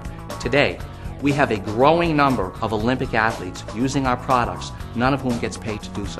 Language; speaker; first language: English; native; English